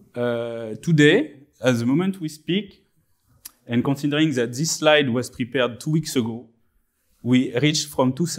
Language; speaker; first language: English; non-native, fluent; French